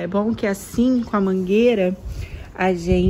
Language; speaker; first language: Portuguese; native; Portuguese